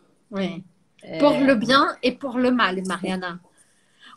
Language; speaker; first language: French; non-native, fluent; Portuguese